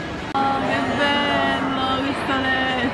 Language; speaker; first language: Italian; native; Italian